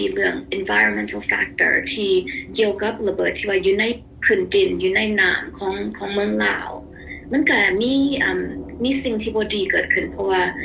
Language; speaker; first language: Lao; early bilingual, heritage; Lao